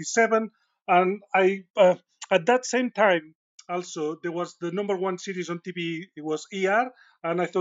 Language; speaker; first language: English; non-native, fluent; Spanish